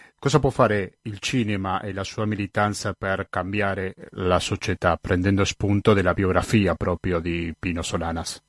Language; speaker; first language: Italian; non-native, fluent; Spanish